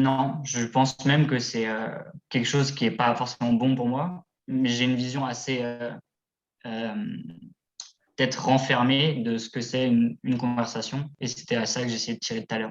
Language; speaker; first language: French; native; French